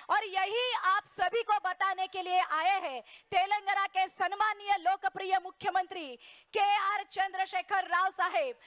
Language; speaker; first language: Hindi; non-native, local second language; Marathi